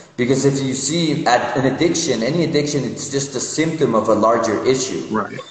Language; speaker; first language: English; non-native, fluent; Spanish